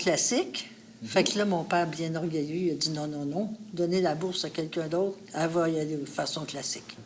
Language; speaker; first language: French; native; French